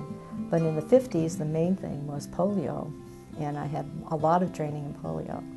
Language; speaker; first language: English; native; English